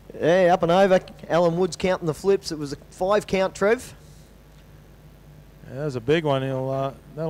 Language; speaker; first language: English; native; English